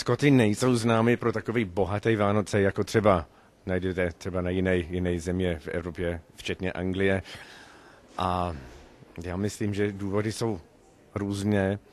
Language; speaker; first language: Czech; non-native, fluent; English